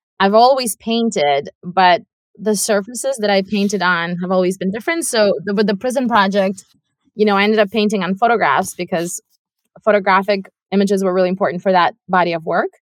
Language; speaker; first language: English; non-native, fluent; Russian